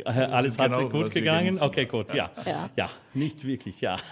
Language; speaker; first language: German; non-native, learner; English